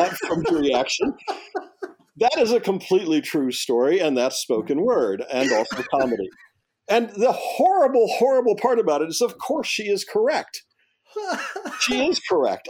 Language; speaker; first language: English; native; English